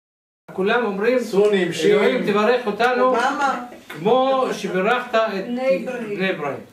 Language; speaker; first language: Hebrew; non-native, local second language; Arabic